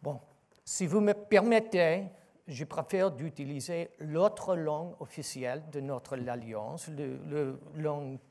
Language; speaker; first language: French; non-native, learner; English